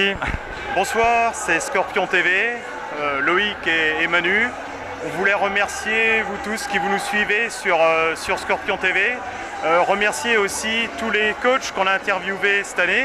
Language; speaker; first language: French; native; French